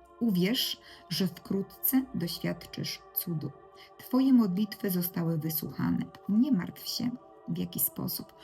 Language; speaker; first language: Polish; native; Polish